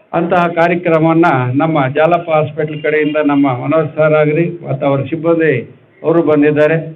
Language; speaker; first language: Kannada; native; Kannada